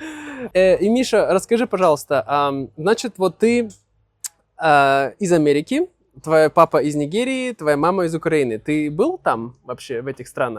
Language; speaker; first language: Russian; native; Russian